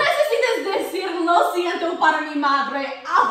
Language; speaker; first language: Spanish; non-native, learner; English